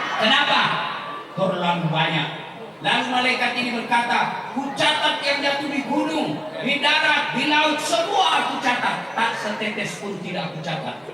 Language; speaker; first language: Indonesian; non-native, local second language; Buginese